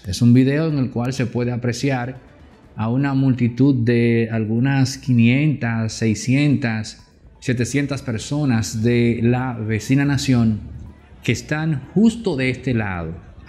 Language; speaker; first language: Spanish; native; Spanish